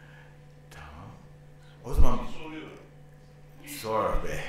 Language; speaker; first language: Turkish; non-native, learner; English